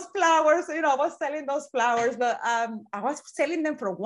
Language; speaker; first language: English; non-native, fluent; Spanish